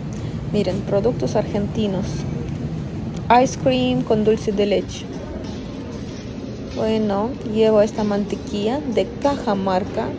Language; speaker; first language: Spanish; non-native, fluent; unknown